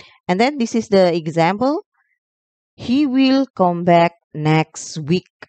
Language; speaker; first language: English; non-native, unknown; Indonesian